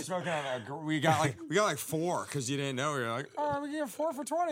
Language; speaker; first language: English; native; English